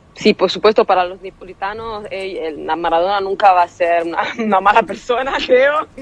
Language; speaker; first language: Spanish; non-native, fluent; Italian